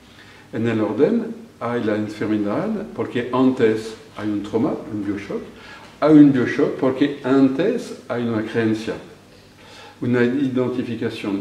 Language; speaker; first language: Spanish; non-native, fluent; French